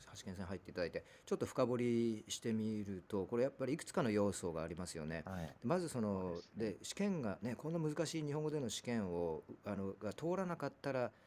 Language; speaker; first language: Japanese; native; Japanese